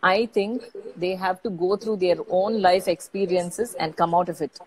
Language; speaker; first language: English; non-native, local second language; Tamil